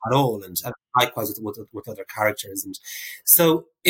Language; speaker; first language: English; native; English